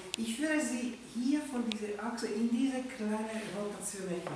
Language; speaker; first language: German; non-native, fluent; Italian